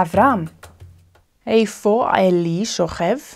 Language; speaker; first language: Hebrew; non-native, fluent; English